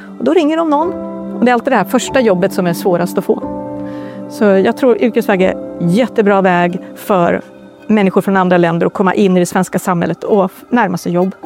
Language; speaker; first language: Swedish; native; Swedish